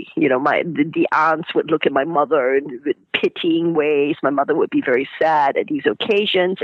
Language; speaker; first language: English; non-native, local second language; Cantonese